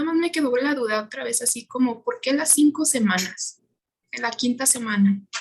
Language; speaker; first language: Spanish; native; Spanish